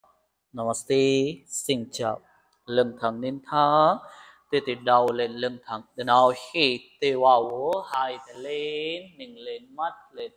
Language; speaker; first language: Vietnamese; non-native, learner; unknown